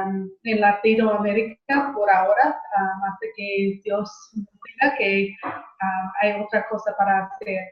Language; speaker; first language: Spanish; non-native, fluent; English